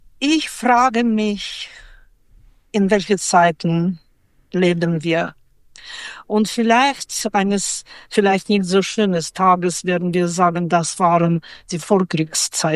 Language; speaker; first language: German; non-native, fluent; Russian